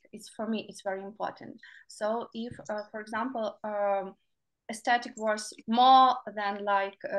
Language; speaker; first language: English; non-native, learner; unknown